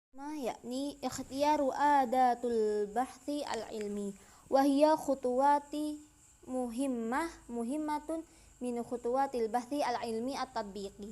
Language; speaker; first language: Arabic; non-native, learner; Indonesian